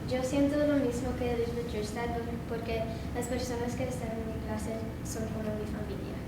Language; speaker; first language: Spanish; non-native, learner; English